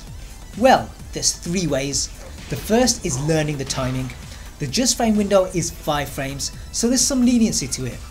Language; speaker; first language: English; native; English